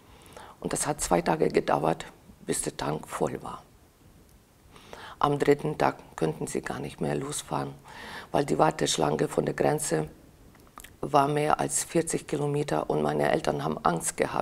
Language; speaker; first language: German; non-native, fluent; Ukrainian